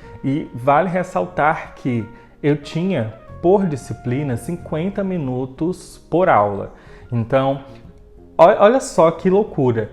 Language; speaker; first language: Portuguese; native; Portuguese